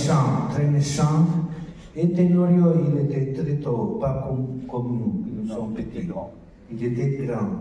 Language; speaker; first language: French; non-native, learner; Spanish